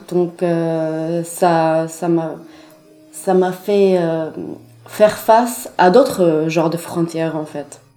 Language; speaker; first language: French; non-native, fluent; Arabic